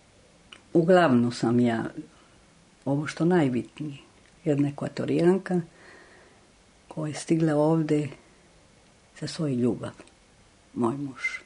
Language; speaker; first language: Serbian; non-native, fluent; Spanish